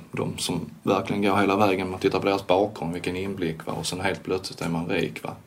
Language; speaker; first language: Swedish; native; Swedish